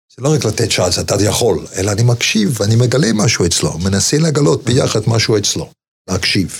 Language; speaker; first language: Hebrew; non-native, fluent; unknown